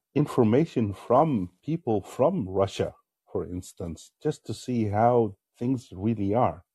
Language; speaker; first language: English; non-native, fluent; Dutch